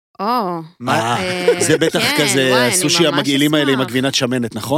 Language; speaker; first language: Hebrew; native; Hebrew